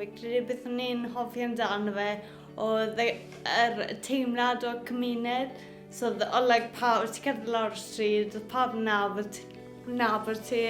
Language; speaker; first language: Welsh; native; Welsh